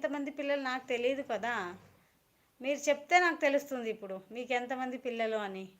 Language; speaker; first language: Telugu; non-native, local second language; Kannada